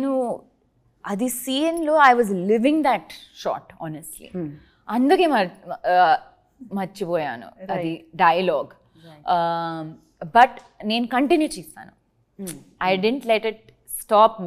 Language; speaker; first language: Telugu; non-native, learner; Tulu